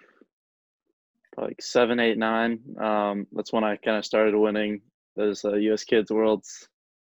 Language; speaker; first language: English; native; English